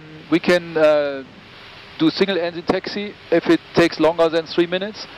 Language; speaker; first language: English; non-native, fluent; German